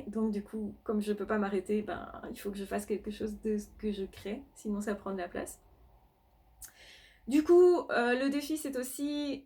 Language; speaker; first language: French; native; French